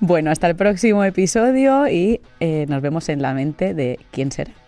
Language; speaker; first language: Spanish; native; Spanish